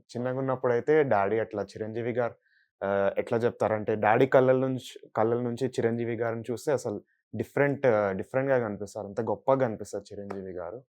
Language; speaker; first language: Telugu; native; Telugu